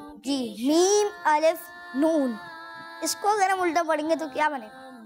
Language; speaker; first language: Urdu; native; Urdu